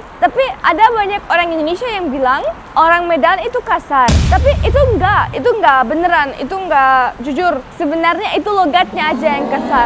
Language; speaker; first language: Indonesian; non-native, fluent; German